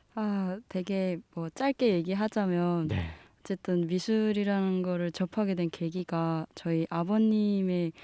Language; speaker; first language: Korean; native; Korean